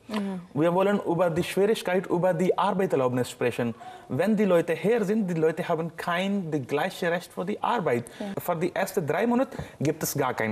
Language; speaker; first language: German; non-native, learner; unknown